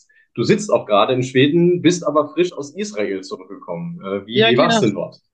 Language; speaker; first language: German; native; German